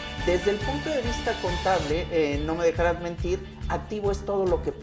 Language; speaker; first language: Spanish; native; Spanish